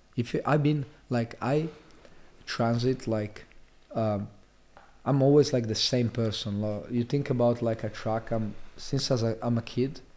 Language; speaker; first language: English; non-native, fluent; Italian